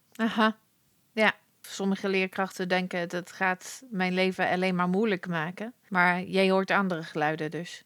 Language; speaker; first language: Dutch; non-native, fluent; English